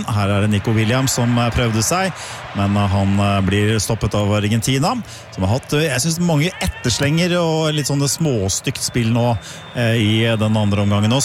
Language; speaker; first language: Norwegian; native; Norwegian